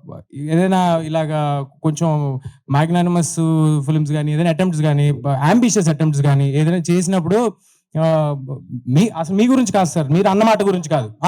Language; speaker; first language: Telugu; native; Telugu